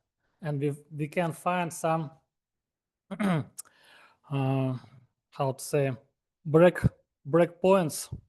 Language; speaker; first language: English; non-native, learner; Russian